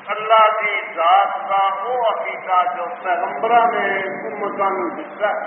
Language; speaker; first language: Urdu; non-native, local second language; Punjabi